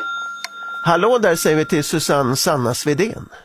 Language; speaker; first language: Swedish; native; Swedish